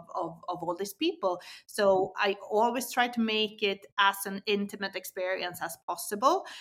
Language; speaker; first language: English; non-native, fluent; Swedish